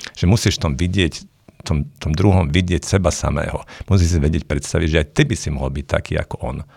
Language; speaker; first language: Slovak; non-native, local second language; Hungarian